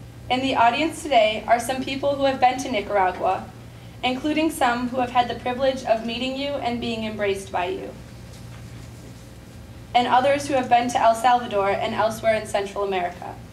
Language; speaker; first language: English; native; English